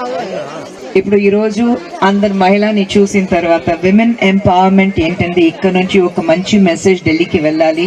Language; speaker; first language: Telugu; non-native, fluent; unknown